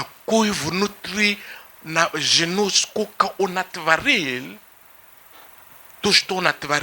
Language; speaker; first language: Russian; non-native, fluent; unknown